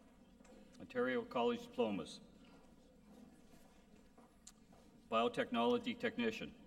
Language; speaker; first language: English; native; English